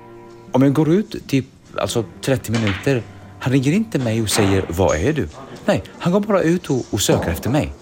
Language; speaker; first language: Swedish; early bilingual, other home language; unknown